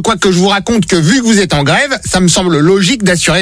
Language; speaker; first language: French; native; French